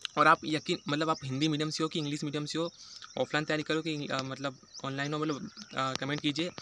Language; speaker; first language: Hindi; native; Hindi